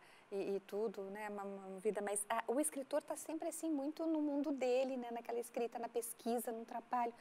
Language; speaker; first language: Portuguese; native; Portuguese